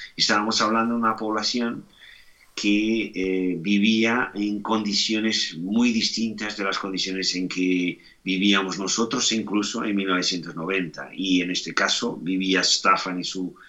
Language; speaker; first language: Spanish; non-native, fluent; Portuguese